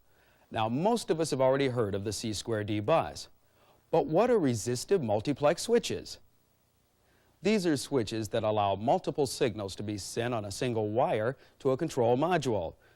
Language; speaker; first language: English; native; English